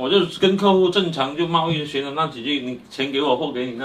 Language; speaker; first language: Chinese; native; Chinese